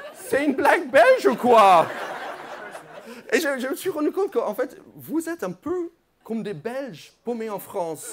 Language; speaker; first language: French; non-native, fluent; English